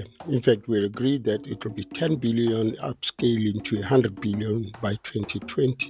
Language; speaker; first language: English; non-native, local second language; Tswana